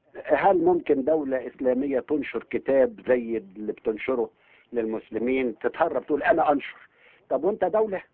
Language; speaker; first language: Arabic; native; Arabic